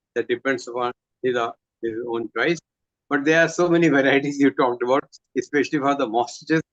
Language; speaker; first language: English; non-native, local second language; Hindi